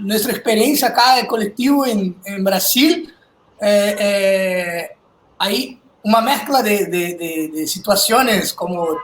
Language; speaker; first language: Spanish; non-native, fluent; Portuguese